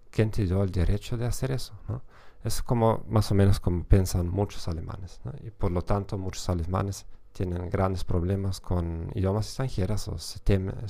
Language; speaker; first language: Spanish; non-native, fluent; German